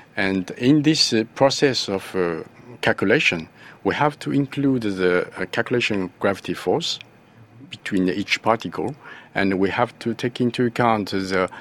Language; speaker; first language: English; non-native, fluent; Chinese